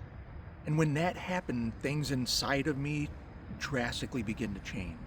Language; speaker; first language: English; native; English